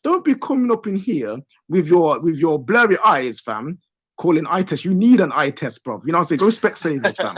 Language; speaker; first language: English; native; English